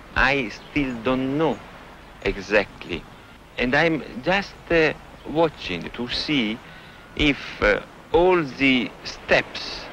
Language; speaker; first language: English; non-native, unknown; Italian